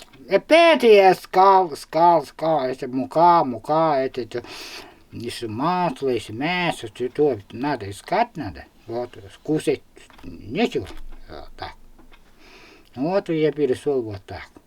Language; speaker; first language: Russian; non-native, local second language; Yakut